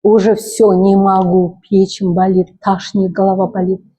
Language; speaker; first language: Russian; non-native, local second language; Kazakh